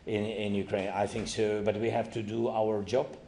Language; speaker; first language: English; non-native, learner; Ukrainian